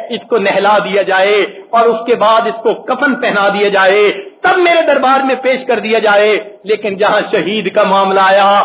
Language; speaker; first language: Urdu; non-native, local second language; Punjabi